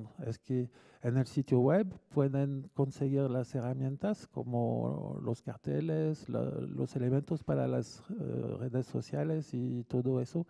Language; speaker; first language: Spanish; non-native, fluent; French